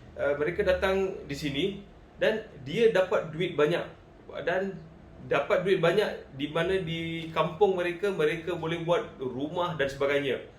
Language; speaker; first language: Malay; non-native, local second language; Tamil